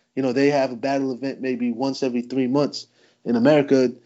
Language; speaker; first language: English; native; English